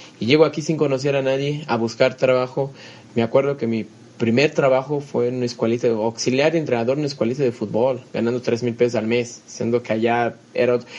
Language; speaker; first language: Spanish; non-native, fluent; Portuguese